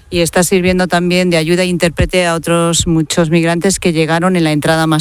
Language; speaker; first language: Spanish; native; Spanish